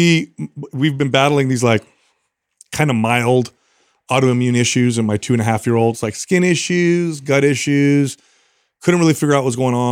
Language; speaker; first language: English; native; English